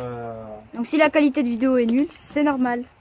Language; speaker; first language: French; native; French